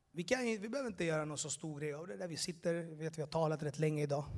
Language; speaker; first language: Swedish; early bilingual, other home language; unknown